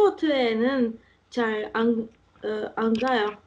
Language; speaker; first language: Korean; non-native, learner; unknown